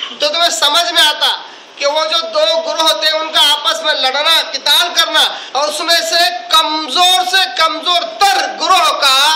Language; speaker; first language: Urdu; native; Urdu